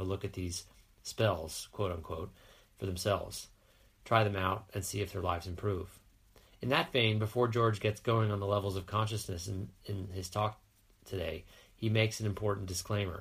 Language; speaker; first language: English; native; English